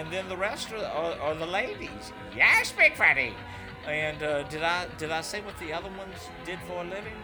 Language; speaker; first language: English; native; English